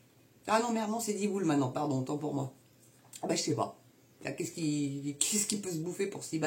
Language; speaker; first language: French; native; French